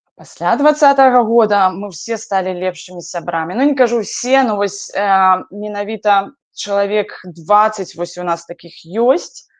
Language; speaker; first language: Belarusian; native; Belarusian